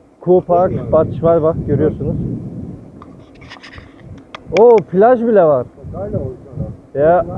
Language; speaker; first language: Turkish; early bilingual, heritage; Turkish